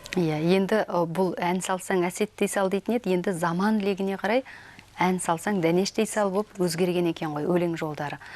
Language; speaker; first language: Kazakh; native; Kazakh